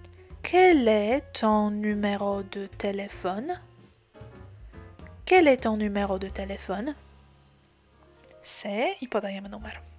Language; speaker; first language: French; non-native, fluent; Polish